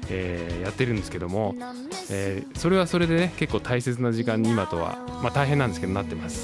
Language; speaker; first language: Japanese; native; Japanese